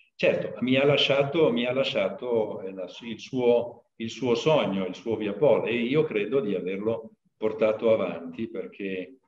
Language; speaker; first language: Italian; early bilingual, other home language; Portuguese